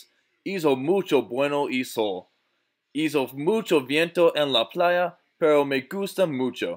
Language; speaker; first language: Spanish; non-native, learner; English